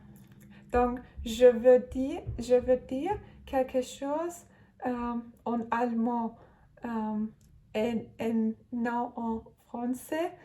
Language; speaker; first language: French; non-native, learner; Turkish